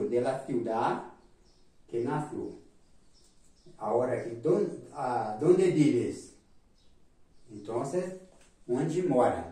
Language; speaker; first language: Spanish; non-native, fluent; Portuguese